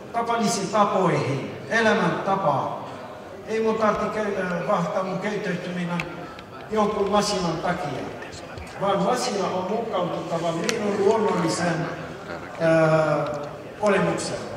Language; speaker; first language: Finnish; non-native, fluent; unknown